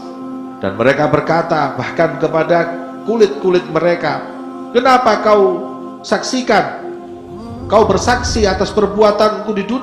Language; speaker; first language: Indonesian; native; Indonesian